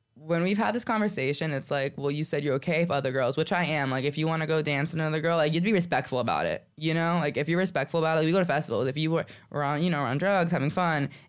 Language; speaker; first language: English; native; English